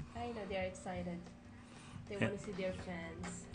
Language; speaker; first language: English; non-native, local second language; Iloko